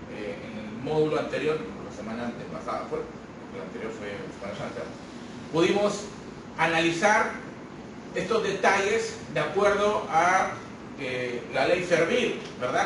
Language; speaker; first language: Spanish; native; Spanish